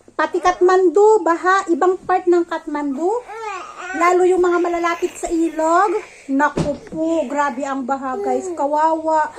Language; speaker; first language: Filipino; native; Filipino